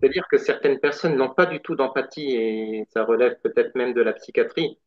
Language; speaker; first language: French; native; French